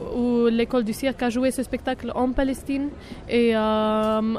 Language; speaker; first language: French; non-native, fluent; Arabic